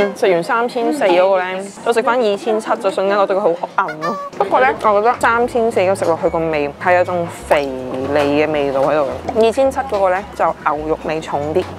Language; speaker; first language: Chinese; non-native, local second language; Cantonese